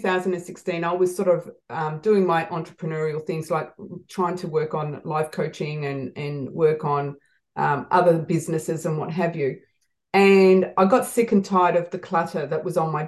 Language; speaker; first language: English; native; English